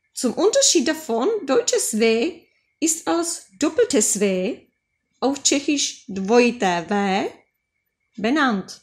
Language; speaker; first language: German; non-native, fluent; Czech